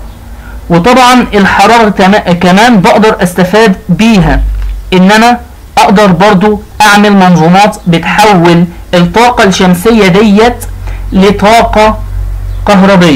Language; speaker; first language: Arabic; native; Arabic